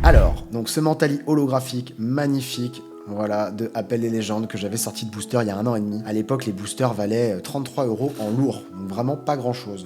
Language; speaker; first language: French; native; French